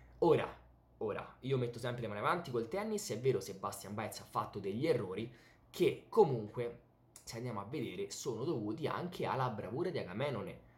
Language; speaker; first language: Italian; native; Italian